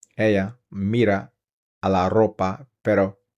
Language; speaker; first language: Spanish; non-native, learner; English